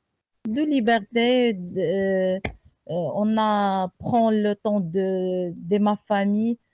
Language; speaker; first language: French; non-native, learner; Arabic